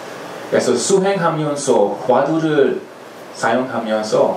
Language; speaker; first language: Korean; non-native, fluent; Hungarian